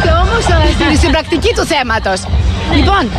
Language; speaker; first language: Greek; native; Greek